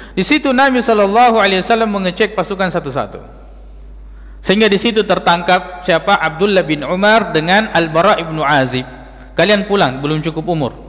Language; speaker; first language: Malay; native; Malay